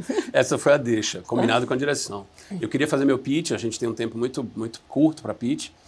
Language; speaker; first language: Portuguese; native; Portuguese